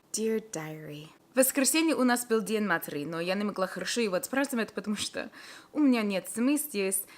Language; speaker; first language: Russian; non-native, learner; English